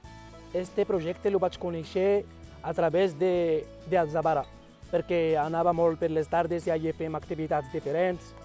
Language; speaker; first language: Catalan; early bilingual, other home language; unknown